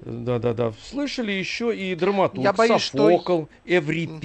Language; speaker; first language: Russian; native; Russian